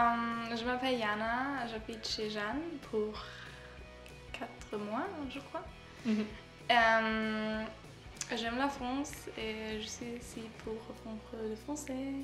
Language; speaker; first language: French; non-native, learner; German